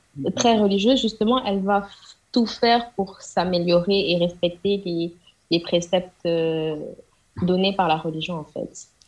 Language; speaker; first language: French; non-native, local second language; Wolof